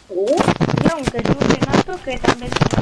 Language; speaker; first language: Catalan; non-native, local second language; Spanish